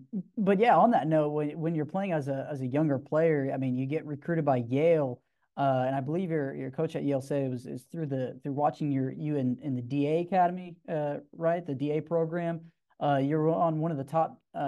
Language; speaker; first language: English; native; English